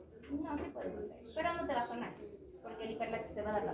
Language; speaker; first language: Spanish; native; Spanish